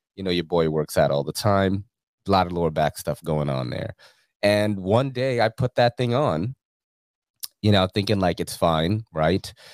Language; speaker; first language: English; early bilingual, other home language; Filipino